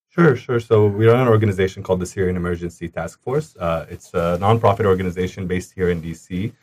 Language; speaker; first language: English; early bilingual, other home language; Arabic